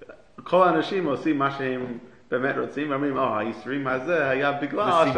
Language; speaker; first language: Hebrew; non-native, fluent; English